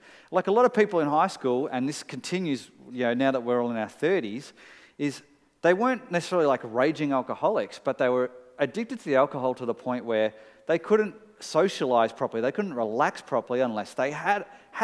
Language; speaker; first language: English; native; English